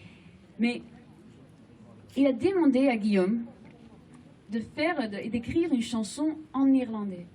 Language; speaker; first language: French; non-native, fluent; Dutch